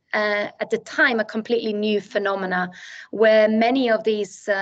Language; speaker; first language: English; non-native, fluent; Swedish